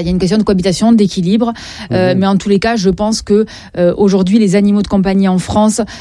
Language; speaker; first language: French; native; French